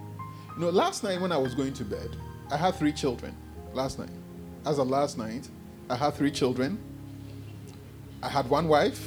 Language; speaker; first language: English; non-native, local second language; Akan